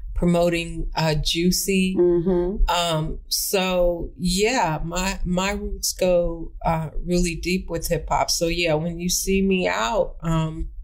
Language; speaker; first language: English; native; English